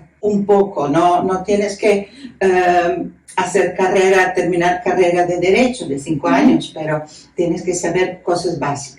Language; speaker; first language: Spanish; non-native, fluent; Croatian